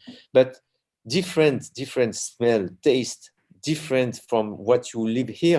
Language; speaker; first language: English; non-native, learner; French